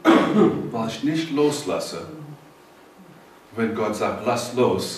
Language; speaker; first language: German; non-native, fluent; English